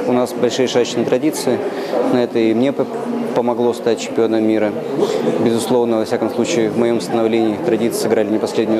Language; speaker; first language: Russian; native; Russian